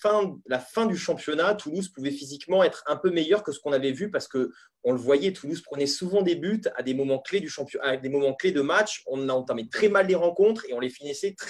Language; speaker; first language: French; native; French